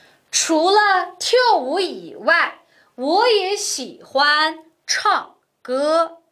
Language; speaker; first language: Chinese; non-native, local second language; Uyghur